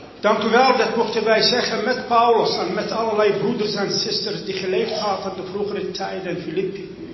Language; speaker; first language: Dutch; non-native, fluent; French